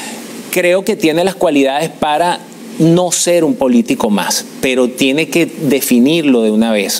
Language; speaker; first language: Spanish; native; Spanish